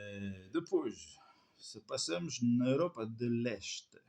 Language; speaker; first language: Portuguese; non-native, fluent; French